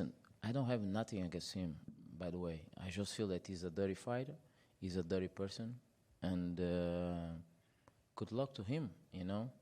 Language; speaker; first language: English; non-native, fluent; Portuguese